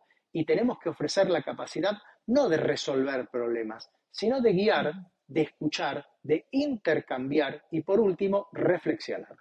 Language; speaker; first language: Spanish; native; Spanish